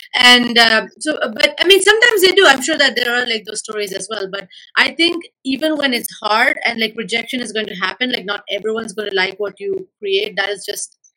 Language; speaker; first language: English; non-native, local second language; Malayalam